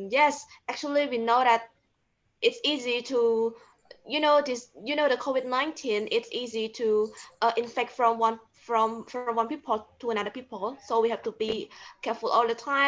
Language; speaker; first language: English; non-native, learner; Khmer